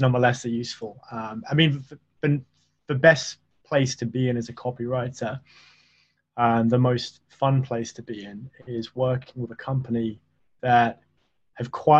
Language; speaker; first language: English; native; English